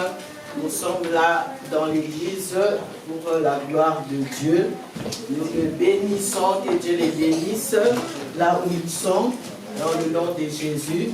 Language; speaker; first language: French; non-native, local second language; Lingala